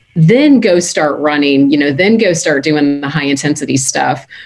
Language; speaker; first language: English; native; English